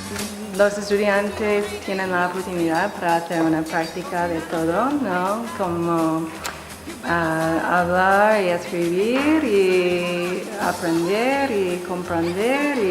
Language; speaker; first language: Spanish; non-native, fluent; English